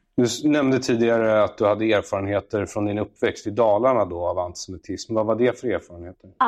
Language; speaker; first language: Swedish; native; Swedish